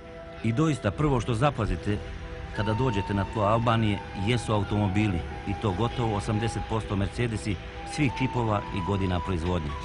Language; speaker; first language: Bosnian; native; Bosnian